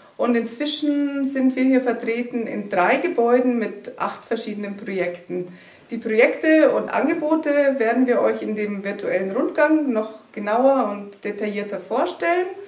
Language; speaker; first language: German; native; German